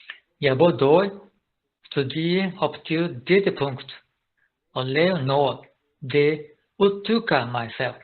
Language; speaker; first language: Danish; non-native, learner; Japanese